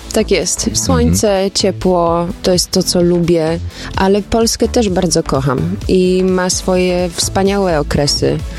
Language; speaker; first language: Polish; early bilingual, heritage; Polish